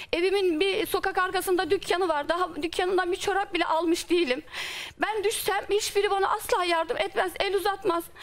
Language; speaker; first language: Turkish; native; Turkish